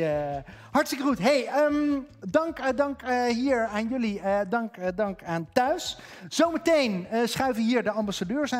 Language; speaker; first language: Dutch; native; Dutch